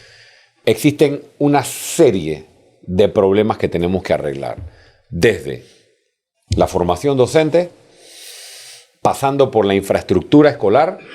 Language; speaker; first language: Spanish; native; Spanish